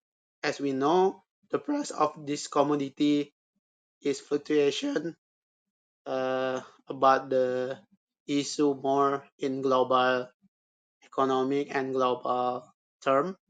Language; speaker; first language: English; non-native, learner; Indonesian